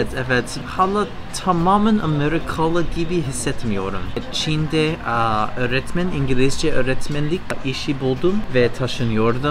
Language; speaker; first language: Turkish; non-native, learner; English